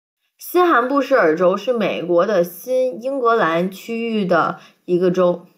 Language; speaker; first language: Chinese; early bilingual, heritage; Chinese